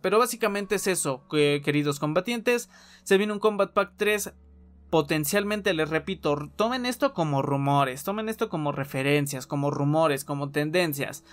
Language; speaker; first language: Spanish; native; Spanish